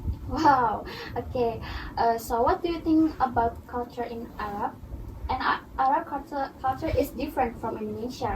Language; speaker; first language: English; non-native, learner; Indonesian